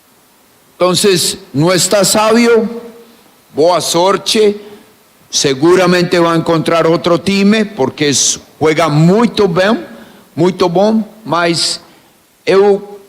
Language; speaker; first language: Portuguese; non-native, learner; Spanish